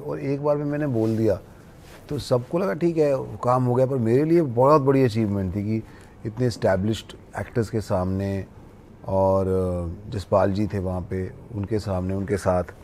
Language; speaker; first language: Hindi; native; Hindi